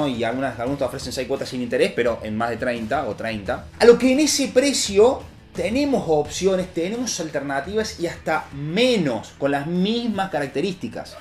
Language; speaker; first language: Spanish; native; Spanish